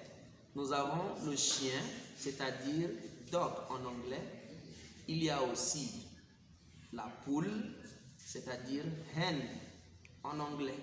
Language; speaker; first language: French; non-native, fluent; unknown